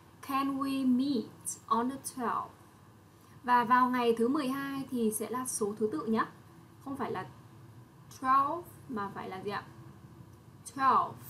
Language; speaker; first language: Vietnamese; native; Vietnamese